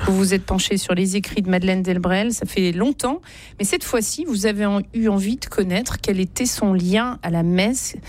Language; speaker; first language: French; native; French